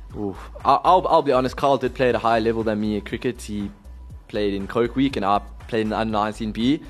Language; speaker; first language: English; native; English